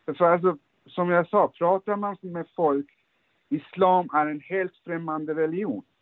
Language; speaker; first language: Swedish; early bilingual, other home language; Persian